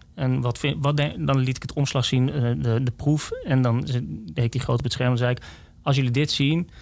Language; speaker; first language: Dutch; native; Dutch